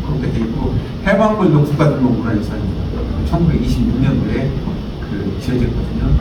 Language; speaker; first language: Korean; native; Korean